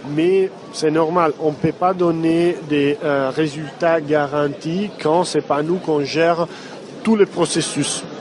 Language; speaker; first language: French; non-native, fluent; Italian